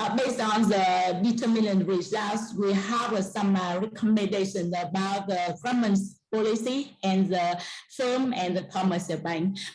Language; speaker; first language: English; non-native, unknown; Vietnamese